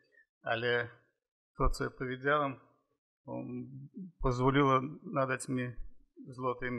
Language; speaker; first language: Polish; non-native, fluent; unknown